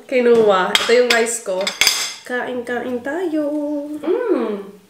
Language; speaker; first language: Filipino; native; Filipino